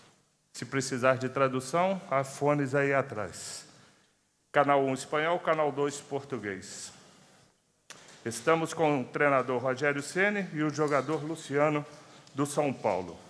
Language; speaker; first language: Portuguese; non-native, fluent; Spanish